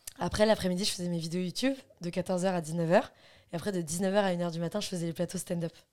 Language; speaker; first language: French; native; French